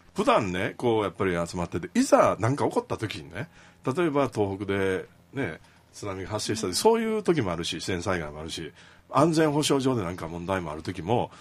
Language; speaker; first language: Japanese; native; Japanese